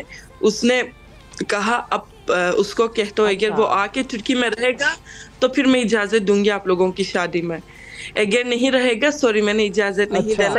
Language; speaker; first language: Hindi; non-native, fluent; Turkish